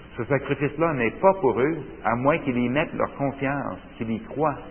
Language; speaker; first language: French; native; French